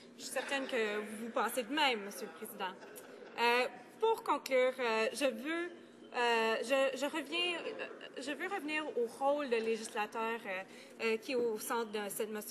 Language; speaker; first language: French; native; French